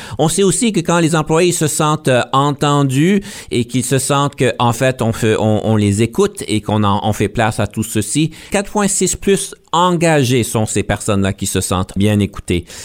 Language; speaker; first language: French; native; French